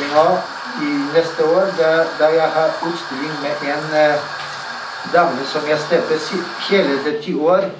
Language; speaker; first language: Norwegian; non-native, learner; Polish